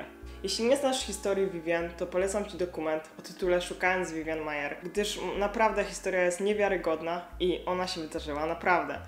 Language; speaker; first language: Polish; native; Polish